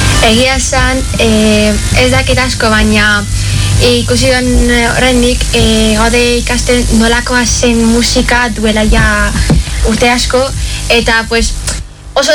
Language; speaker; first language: Basque; non-native, local second language; Spanish